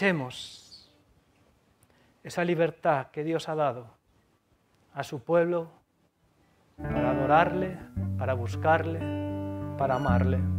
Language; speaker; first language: Spanish; native; Spanish